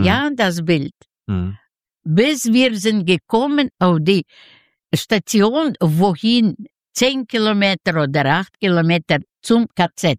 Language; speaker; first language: German; non-native, learner; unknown